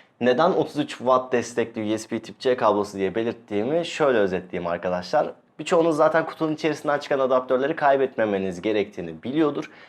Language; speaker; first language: Turkish; native; Turkish